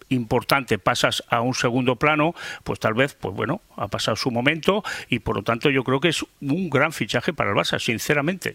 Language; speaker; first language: Spanish; native; Spanish